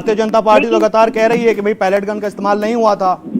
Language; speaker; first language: Hindi; native; Hindi